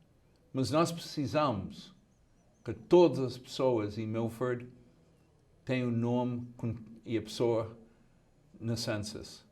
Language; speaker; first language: Portuguese; early bilingual, heritage; Portuguese